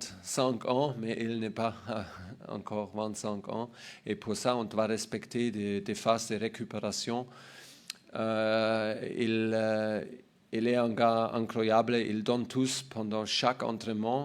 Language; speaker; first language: French; non-native, learner; German